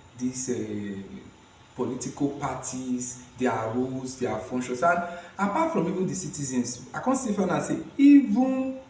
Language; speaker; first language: Nigerian Pidgin; native; Nigerian Pidgin